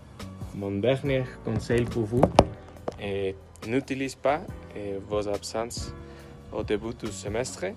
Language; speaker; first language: French; non-native, learner; Spanish